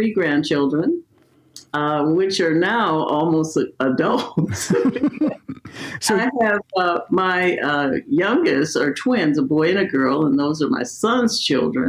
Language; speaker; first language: English; native; English